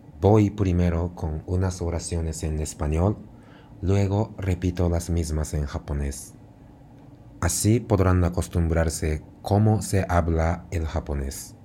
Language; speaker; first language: Spanish; non-native, fluent; Japanese